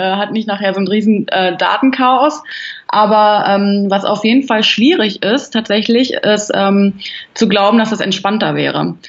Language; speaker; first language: German; native; German